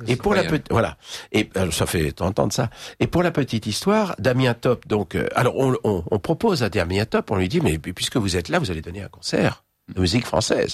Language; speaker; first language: French; native; French